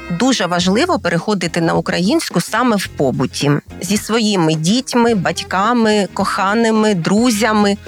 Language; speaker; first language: Ukrainian; native; Ukrainian